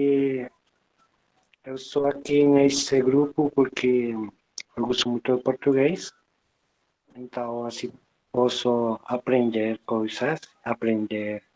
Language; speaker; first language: Portuguese; non-native, learner; Spanish